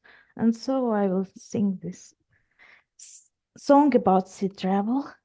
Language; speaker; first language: English; non-native, fluent; Ukrainian